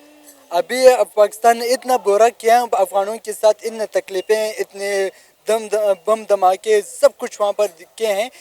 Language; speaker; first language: Hindi; non-native, local second language; Pashto